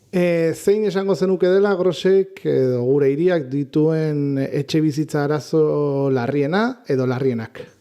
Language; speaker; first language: Basque; native; Basque